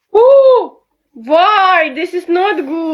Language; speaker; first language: English; non-native, learner; Russian